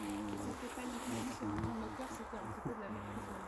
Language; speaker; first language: French; native; French